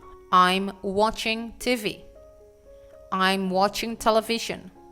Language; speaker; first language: English; non-native, fluent; Indonesian